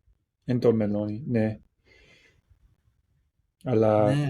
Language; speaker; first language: Greek; non-native, learner; English